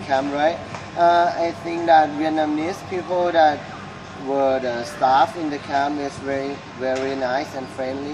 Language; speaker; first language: English; non-native, learner; Thai